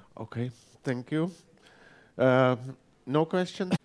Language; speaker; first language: English; non-native, fluent; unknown